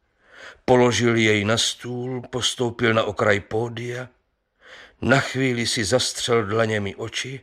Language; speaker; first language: Czech; native; Czech